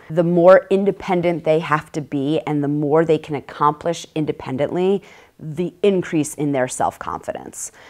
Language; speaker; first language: English; native; English